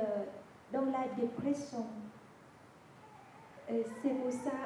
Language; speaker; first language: French; non-native, fluent; Vietnamese